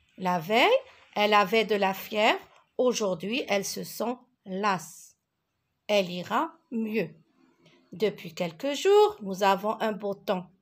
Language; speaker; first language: French; non-native, local second language; Arabic